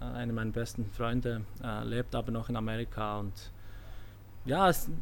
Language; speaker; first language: German; native; German